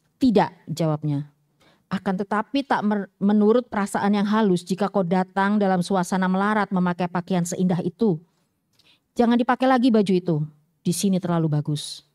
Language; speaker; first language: Indonesian; native; Indonesian